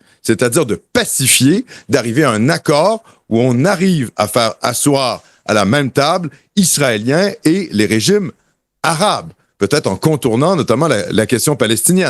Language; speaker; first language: French; native; French